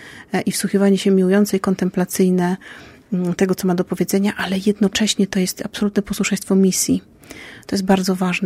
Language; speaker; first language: Polish; native; Polish